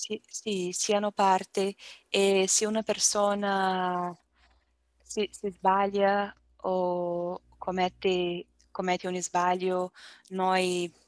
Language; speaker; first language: Italian; non-native, learner; Portuguese